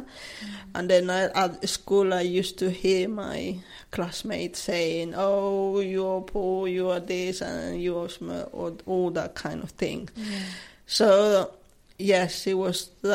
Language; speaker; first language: English; non-native, learner; Spanish